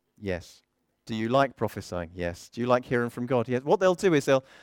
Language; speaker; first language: English; native; English